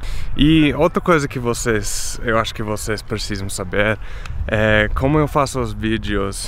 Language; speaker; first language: Portuguese; non-native, fluent; English